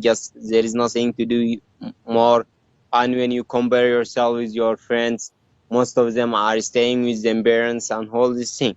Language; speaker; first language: English; non-native, learner; Arabic